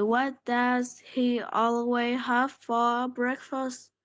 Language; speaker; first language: English; non-native, learner; Polish